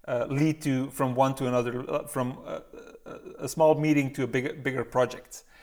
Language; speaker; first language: English; non-native, fluent; Dutch